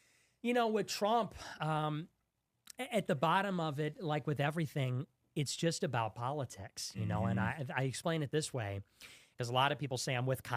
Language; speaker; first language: English; native; English